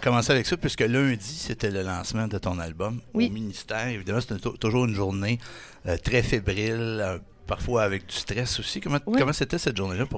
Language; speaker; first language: French; native; French